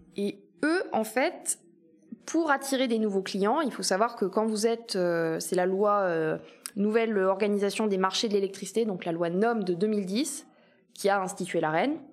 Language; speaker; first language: French; native; French